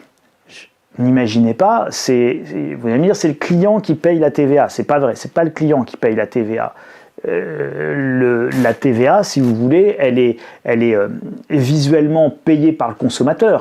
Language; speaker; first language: French; native; French